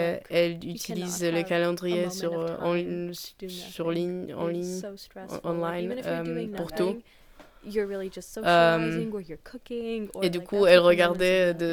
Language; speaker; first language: French; non-native, fluent; Polish